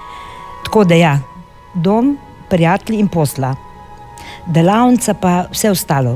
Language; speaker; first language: Slovenian; non-native, fluent; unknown